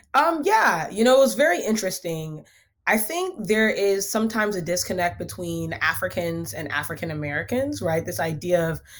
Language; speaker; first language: English; early bilingual, other home language; Akan